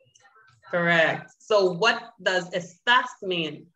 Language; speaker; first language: Spanish; non-native, learner; English